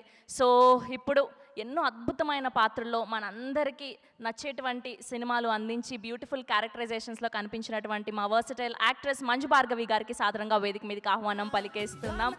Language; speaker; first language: Telugu; native; Telugu